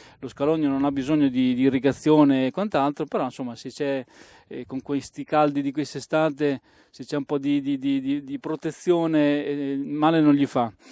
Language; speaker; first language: Italian; native; Italian